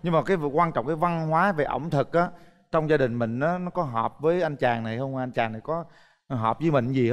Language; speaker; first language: Vietnamese; native; Vietnamese